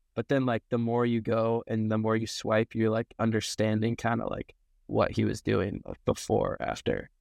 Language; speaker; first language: English; native; English